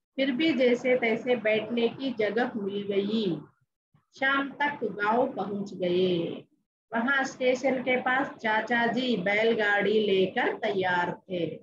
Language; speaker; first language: Hindi; non-native, local second language; Telugu